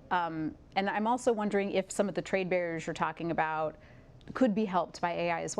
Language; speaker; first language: English; native; English